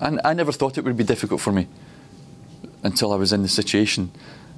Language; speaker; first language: English; native; English